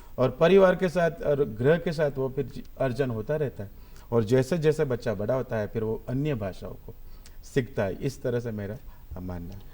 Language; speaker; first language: Hindi; non-native, local second language; Gujarati